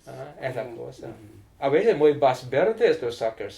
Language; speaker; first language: Spanish; non-native, learner; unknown